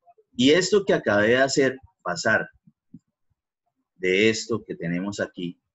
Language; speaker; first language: Spanish; native; Spanish